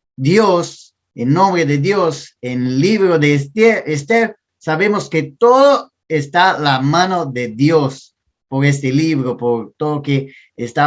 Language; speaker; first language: Spanish; non-native, learner; Portuguese